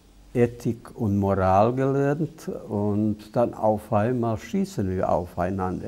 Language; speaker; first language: German; non-native, fluent; Bosnian